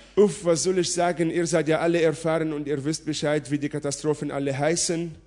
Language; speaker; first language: German; non-native, fluent; Arabic